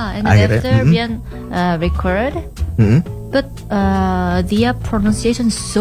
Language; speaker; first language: English; non-native, learner; Korean